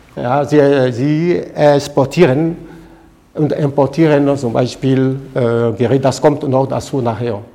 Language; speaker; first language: German; non-native, fluent; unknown